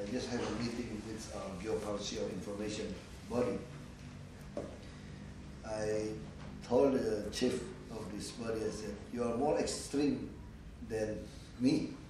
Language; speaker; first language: English; non-native, learner; Indonesian